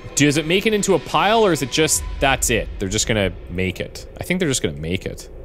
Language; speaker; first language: English; native; English